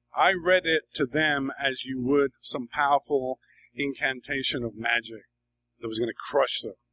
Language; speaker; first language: English; native; English